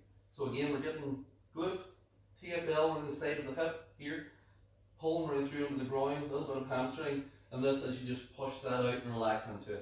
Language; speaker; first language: English; native; English